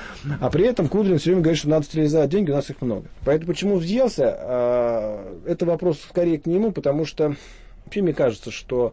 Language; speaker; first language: Russian; native; Russian